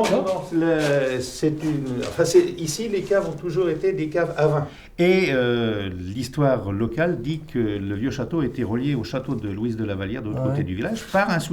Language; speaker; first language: French; native; French